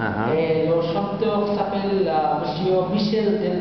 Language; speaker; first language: French; non-native, learner; Bangla